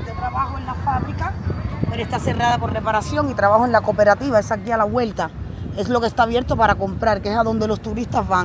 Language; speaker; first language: Spanish; native; Spanish